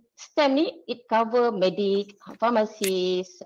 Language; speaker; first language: English; non-native, local second language; Malay